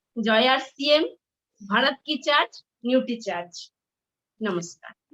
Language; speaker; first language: Hindi; non-native, local second language; Bangla